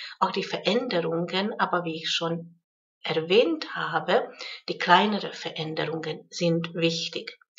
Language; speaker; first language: German; non-native, fluent; Hungarian